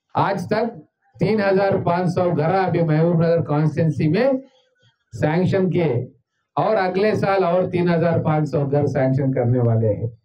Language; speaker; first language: Hindi; non-native, local second language; Telugu